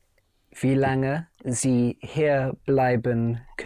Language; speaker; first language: German; non-native, learner; English